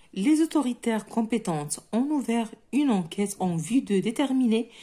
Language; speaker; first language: French; non-native, local second language; Arabic